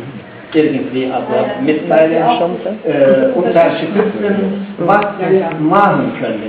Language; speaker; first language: German; non-native, learner; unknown